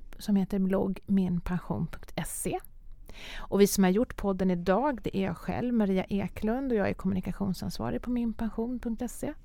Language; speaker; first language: Swedish; native; Swedish